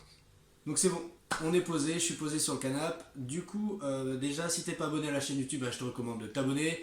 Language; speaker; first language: French; native; French